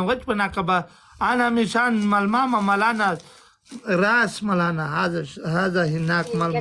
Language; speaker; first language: Arabic; non-native, learner; Pashto